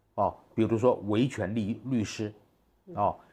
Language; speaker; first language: Chinese; native; Chinese